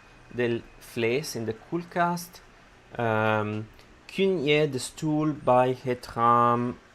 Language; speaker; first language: Dutch; non-native, learner; Italian